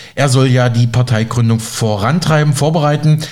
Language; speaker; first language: German; native; German